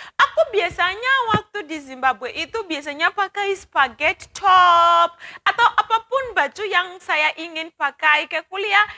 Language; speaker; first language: Indonesian; non-native, fluent; Shona